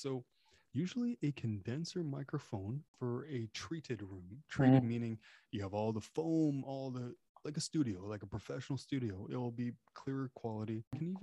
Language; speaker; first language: English; non-native, fluent; French